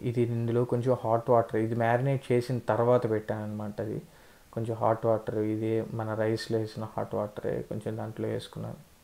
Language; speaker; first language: Telugu; non-native, local second language; Urdu